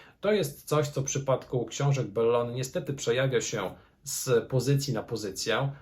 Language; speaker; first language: Polish; native; Polish